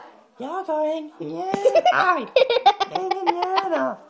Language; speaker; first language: Swedish; non-native, learner; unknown